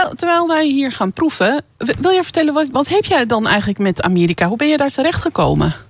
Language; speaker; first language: Dutch; native; Dutch